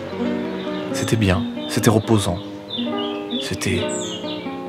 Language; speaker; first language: French; native; French